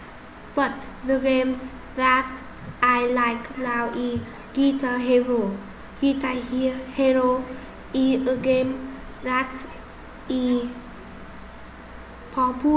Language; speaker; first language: English; non-native, learner; Vietnamese